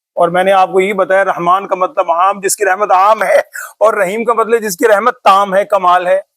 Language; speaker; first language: Urdu; native; Urdu